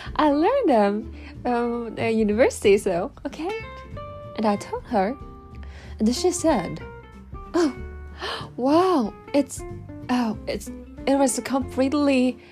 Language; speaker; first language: English; non-native, learner; Japanese